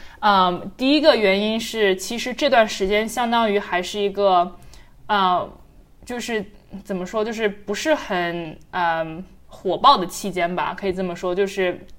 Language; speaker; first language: Chinese; native; Chinese